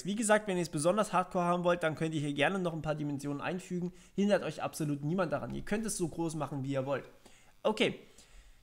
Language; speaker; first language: German; native; German